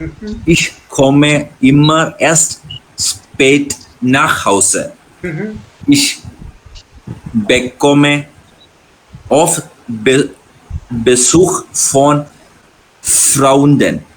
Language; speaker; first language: German; non-native, learner; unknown